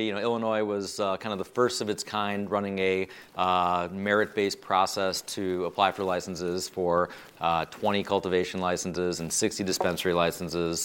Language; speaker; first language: English; native; English